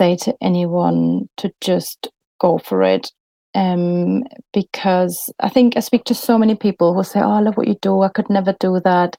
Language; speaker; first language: English; non-native, fluent; German